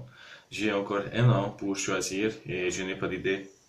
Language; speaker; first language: French; non-native, learner; Hungarian